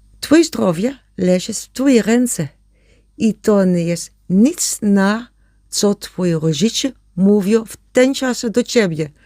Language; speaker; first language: Polish; non-native, learner; German